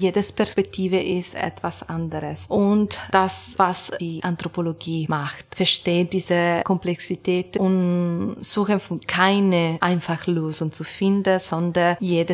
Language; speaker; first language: German; non-native, learner; Italian